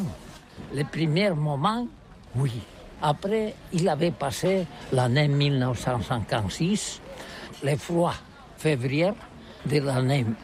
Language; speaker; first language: French; non-native, learner; Catalan